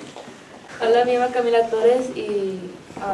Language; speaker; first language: Spanish; early bilingual, heritage; Spanish